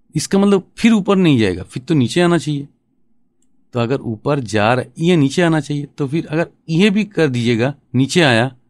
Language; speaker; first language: Hindi; non-native, local second language; Bangla